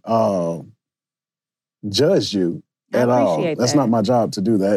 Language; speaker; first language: English; native; English